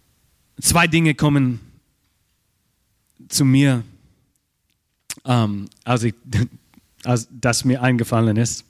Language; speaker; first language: German; non-native, fluent; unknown